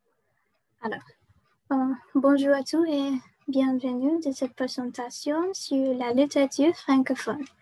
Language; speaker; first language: French; non-native, learner; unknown